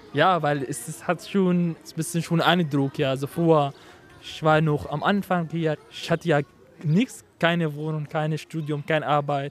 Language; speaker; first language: German; non-native, learner; Arabic